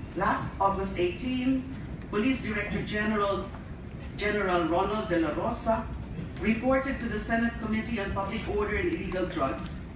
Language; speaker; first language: English; non-native, local second language; Filipino